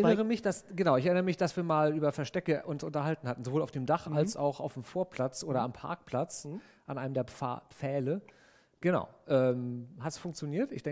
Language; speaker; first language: German; native; German